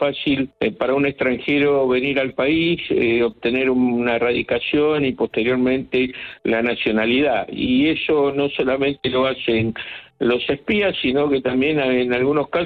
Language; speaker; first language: Spanish; native; Spanish